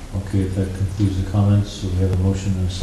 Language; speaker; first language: English; native; English